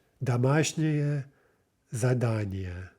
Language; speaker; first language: Russian; non-native, fluent; English